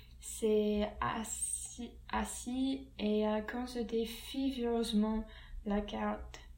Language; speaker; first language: French; non-native, learner; English